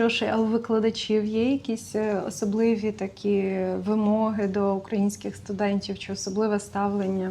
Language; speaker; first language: Ukrainian; native; Ukrainian